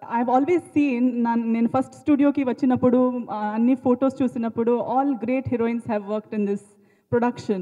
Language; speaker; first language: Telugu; non-native, learner; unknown